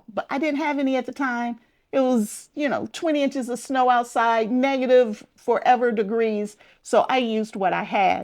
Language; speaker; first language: English; native; English